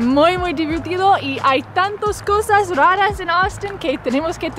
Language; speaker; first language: Spanish; non-native, fluent; English